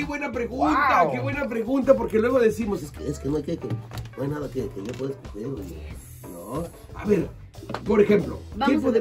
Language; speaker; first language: Spanish; native; Spanish